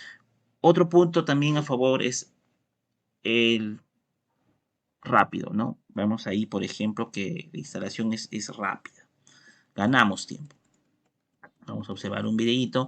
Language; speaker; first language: Spanish; native; Spanish